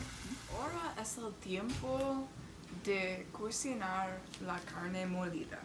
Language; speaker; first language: Spanish; non-native, learner; English